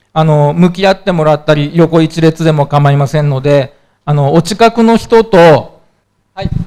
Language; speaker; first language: Japanese; native; Japanese